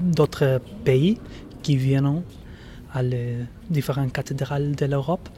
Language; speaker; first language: French; non-native, learner; Spanish